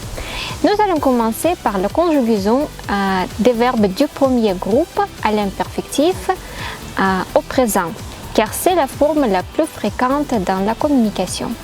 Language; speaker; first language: French; non-native, fluent; Russian